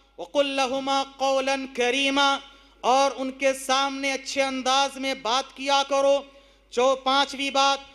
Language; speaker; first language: Urdu; native; Urdu